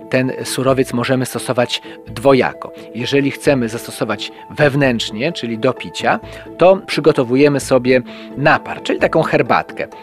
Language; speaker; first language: Polish; native; Polish